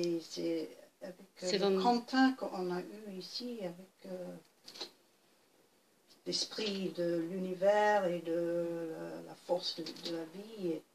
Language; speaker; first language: French; non-native, fluent; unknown